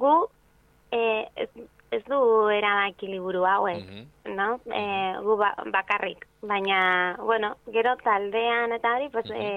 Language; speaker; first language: Basque; non-native, fluent; Spanish